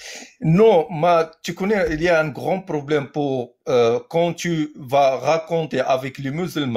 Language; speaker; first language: French; non-native, learner; Arabic